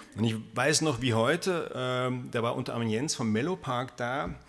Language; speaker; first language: German; native; German